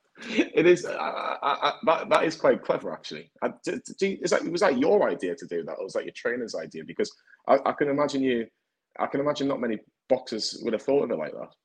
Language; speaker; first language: English; native; English